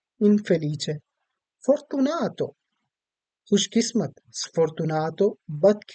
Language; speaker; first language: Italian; non-native, learner; Urdu